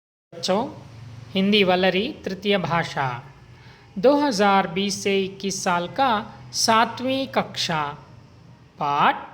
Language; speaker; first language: Hindi; non-native, local second language; Kannada